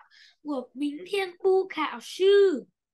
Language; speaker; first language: Chinese; non-native, learner; Vietnamese